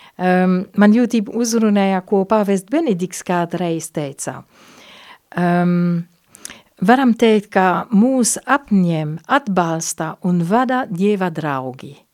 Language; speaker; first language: Latvian; non-native, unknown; Italian